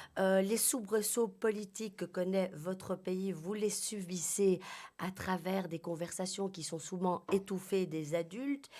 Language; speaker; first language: French; native; French